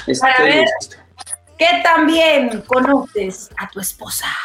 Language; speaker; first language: Spanish; native; Spanish